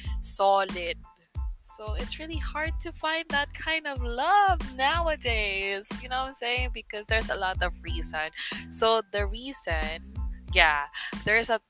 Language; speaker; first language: English; non-native, local second language; Filipino